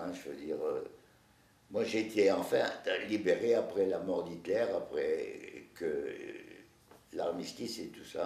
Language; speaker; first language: French; native; French